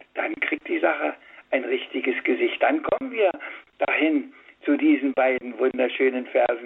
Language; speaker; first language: German; native; German